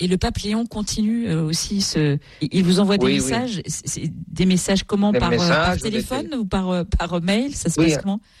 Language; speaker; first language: French; native; French